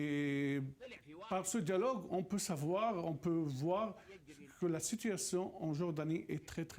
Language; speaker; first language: French; non-native, fluent; Arabic